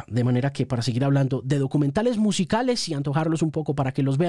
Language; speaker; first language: Spanish; native; Spanish